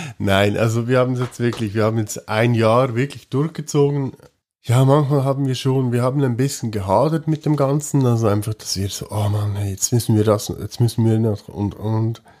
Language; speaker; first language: German; native; German